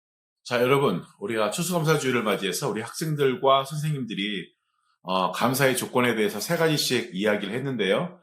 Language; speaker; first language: Korean; native; Korean